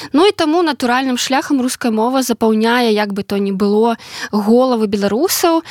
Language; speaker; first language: Belarusian; non-native, local second language; Russian